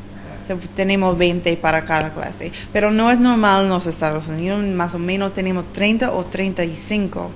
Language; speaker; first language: Spanish; non-native, learner; English